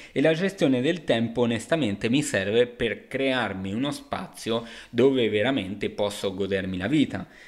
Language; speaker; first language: Italian; non-native, fluent; Spanish